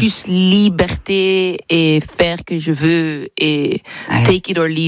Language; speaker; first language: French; non-native, learner; Dutch